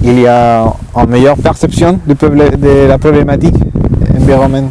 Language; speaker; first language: French; non-native, learner; Spanish